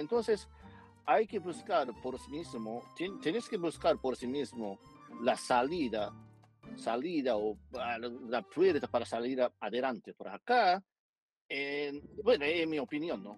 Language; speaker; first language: Spanish; non-native, fluent; Japanese